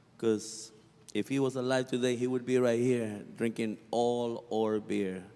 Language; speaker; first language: English; early bilingual, other home language; Spanish